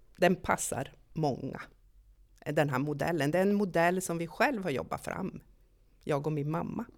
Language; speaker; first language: Swedish; native; Swedish